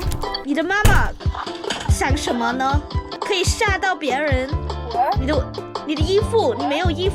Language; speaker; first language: Chinese; non-native, learner; English